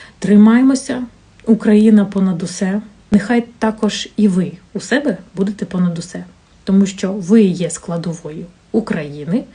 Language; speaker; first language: Ukrainian; non-native, local second language; Russian